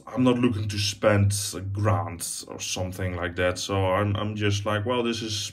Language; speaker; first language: English; non-native, fluent; Dutch